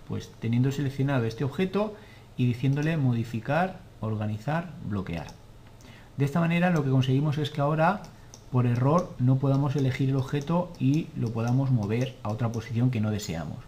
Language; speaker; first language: Spanish; native; Spanish